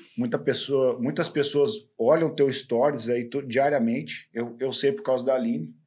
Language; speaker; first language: Portuguese; native; Portuguese